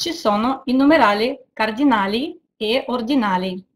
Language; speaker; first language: Italian; non-native, fluent; Russian